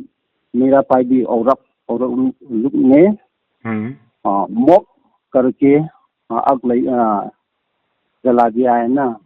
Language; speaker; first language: Hindi; non-native, local second language; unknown